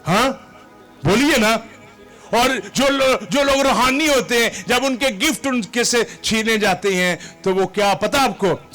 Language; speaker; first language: Urdu; non-native, local second language; Punjabi